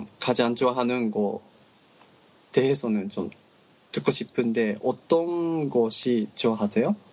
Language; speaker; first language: Korean; non-native, learner; Japanese